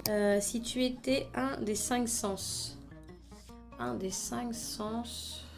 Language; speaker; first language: French; native; French